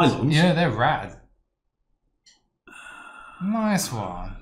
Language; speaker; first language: English; native; English